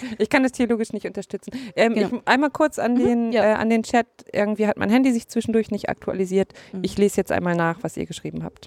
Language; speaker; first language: German; native; German